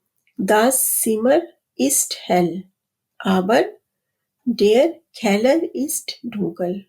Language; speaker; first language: German; non-native, fluent; Urdu